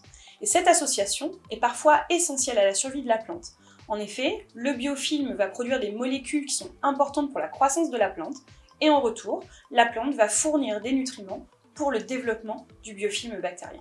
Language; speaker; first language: French; native; French